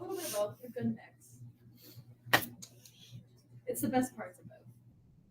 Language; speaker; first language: English; native; English